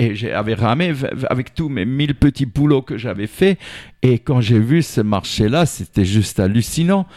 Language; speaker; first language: French; native; French